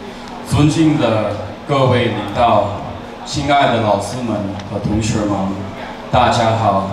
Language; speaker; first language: Chinese; early bilingual, heritage; Chinese